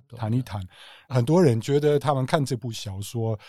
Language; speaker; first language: Chinese; non-native, fluent; German